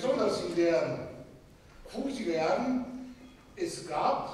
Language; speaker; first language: German; non-native, fluent; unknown